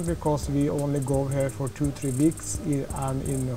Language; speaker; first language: English; non-native, fluent; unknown